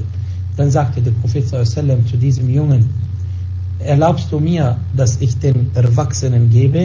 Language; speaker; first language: German; non-native, fluent; Arabic